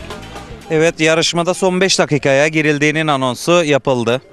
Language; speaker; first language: Turkish; native; Turkish